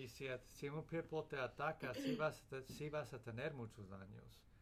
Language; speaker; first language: Spanish; early bilingual, heritage; Spanish